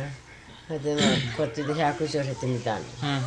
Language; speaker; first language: Japanese; native; Japanese